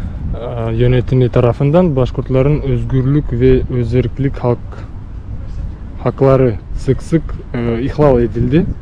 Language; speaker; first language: Turkish; non-native, learner; Bashkir